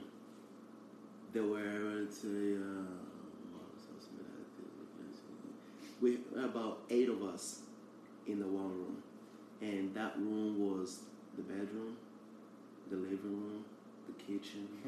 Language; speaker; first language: English; early bilingual, other home language; Portuguese